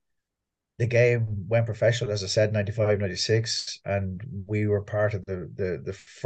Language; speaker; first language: English; native; English